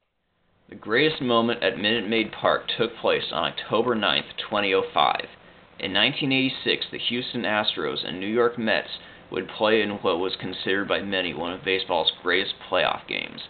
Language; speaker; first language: English; native; English